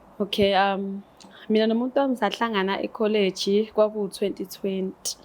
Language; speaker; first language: Zulu; native; Zulu